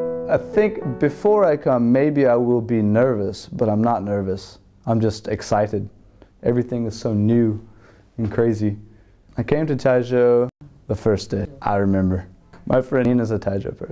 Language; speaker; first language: English; native; English